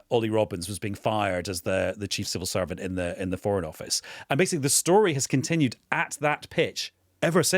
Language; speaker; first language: English; native; English